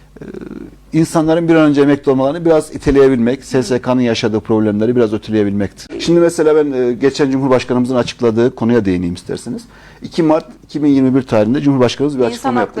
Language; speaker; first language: Turkish; native; Turkish